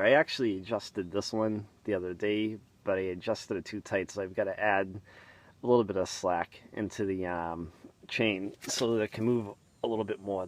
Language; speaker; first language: English; native; English